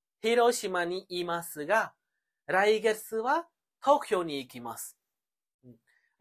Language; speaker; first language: Japanese; non-native, fluent; Khmer